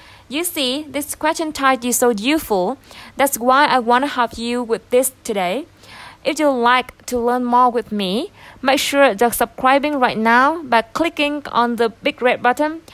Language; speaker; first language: English; non-native, fluent; Vietnamese